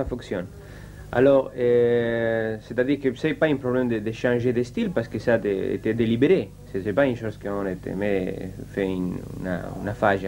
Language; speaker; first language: French; non-native, learner; Spanish